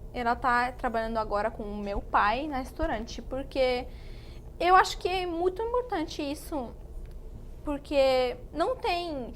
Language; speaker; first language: Portuguese; non-native, fluent; Arabic